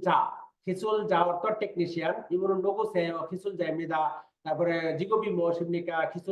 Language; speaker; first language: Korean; non-native, fluent; Bangla